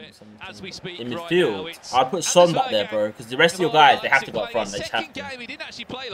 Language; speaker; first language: English; native; English